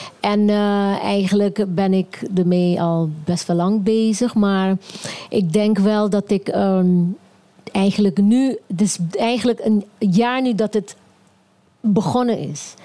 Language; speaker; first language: Dutch; non-native, local second language; Papiamento